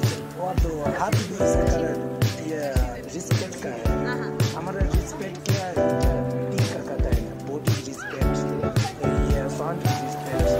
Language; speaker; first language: Hindi; non-native, learner; Tibetan